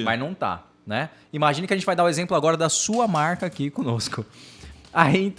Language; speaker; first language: Portuguese; native; Portuguese